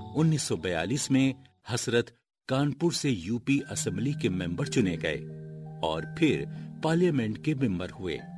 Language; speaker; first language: Urdu; native; Urdu